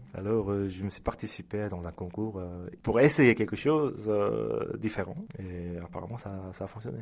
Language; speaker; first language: French; early bilingual, other home language; Korean